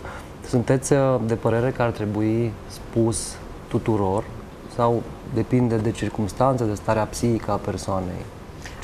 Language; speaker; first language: Romanian; native; Romanian